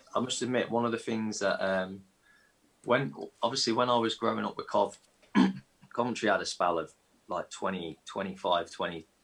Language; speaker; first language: English; native; English